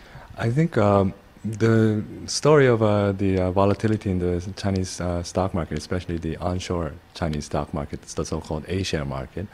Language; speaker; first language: English; non-native, fluent; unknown